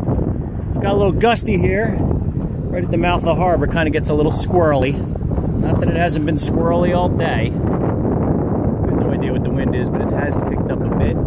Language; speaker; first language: English; native; English